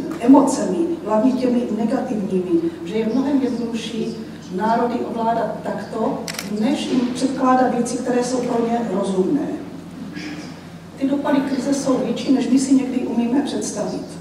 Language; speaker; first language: Czech; native; Czech